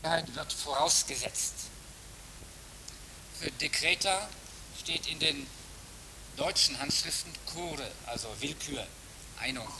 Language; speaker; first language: German; native; German